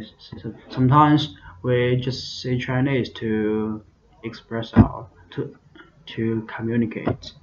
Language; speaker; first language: English; non-native, learner; Chinese